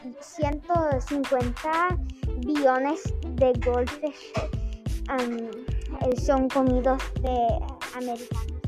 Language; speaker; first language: Spanish; non-native, learner; English